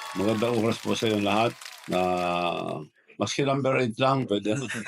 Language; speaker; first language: Filipino; non-native, local second language; Iloko